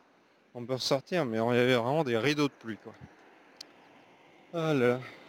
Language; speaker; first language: French; native; French